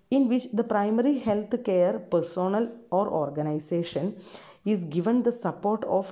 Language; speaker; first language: English; non-native, local second language; Malayalam